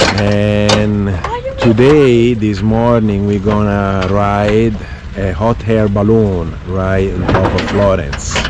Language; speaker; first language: English; non-native, fluent; Italian